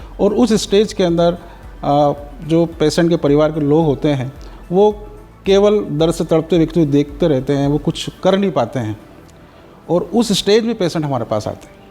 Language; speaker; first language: Hindi; native; Hindi